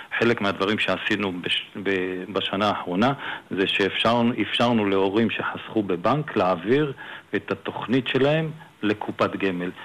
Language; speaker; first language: Hebrew; native; Hebrew